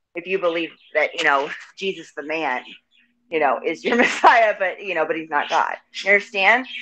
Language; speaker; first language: English; native; English